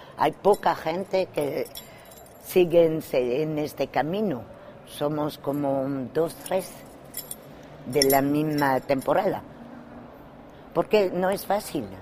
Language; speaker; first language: Spanish; non-native, fluent; French